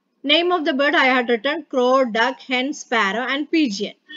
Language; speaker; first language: English; non-native, local second language; Malayalam